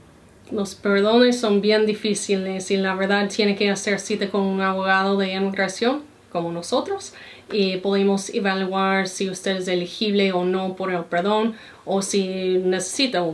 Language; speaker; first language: Spanish; non-native, fluent; English